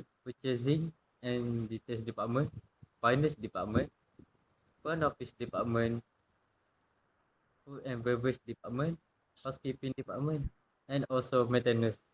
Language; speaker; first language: English; non-native, local second language; Malay